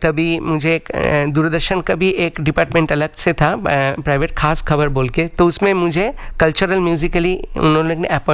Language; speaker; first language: Hindi; non-native, local second language; Bangla